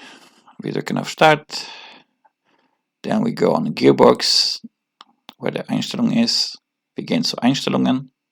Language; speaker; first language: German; non-native, learner; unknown